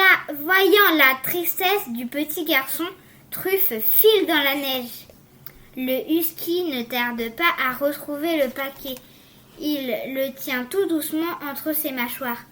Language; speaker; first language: French; native; French